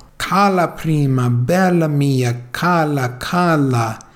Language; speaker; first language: Italian; non-native, learner; English